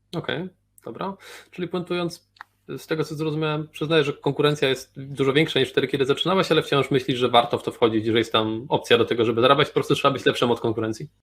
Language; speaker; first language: Polish; native; Polish